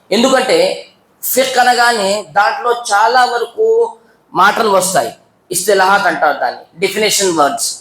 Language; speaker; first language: Telugu; non-native, local second language; Urdu